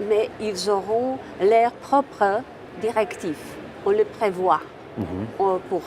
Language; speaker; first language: French; non-native, fluent; Czech